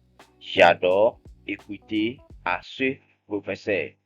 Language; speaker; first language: French; non-native, fluent; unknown